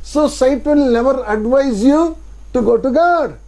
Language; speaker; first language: English; non-native, local second language; Kannada